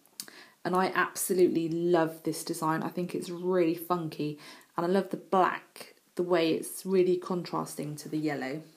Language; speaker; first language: English; native; English